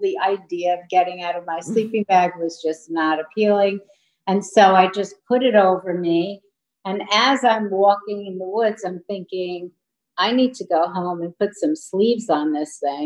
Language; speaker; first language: English; native; English